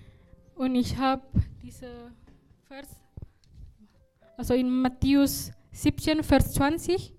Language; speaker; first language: German; non-native, learner; Indonesian